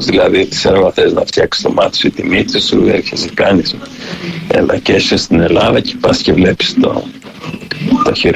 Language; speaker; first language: Greek; early bilingual, heritage; Greek